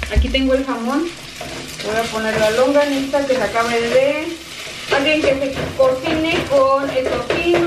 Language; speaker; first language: Spanish; native; Spanish